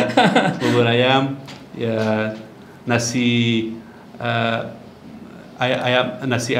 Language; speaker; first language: Indonesian; non-native, learner; Persian